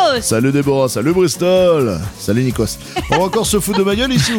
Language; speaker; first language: French; native; French